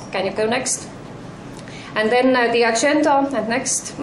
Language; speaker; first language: English; non-native, fluent; Estonian